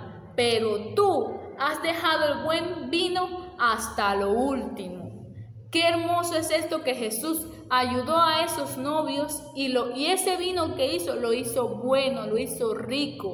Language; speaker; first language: Spanish; native; Spanish